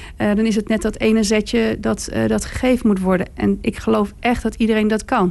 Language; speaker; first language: Dutch; native; Dutch